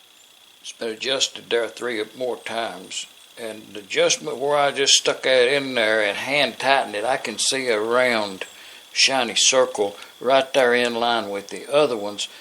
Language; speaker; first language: English; native; English